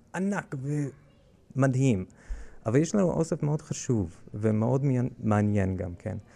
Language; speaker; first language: Hebrew; non-native, fluent; English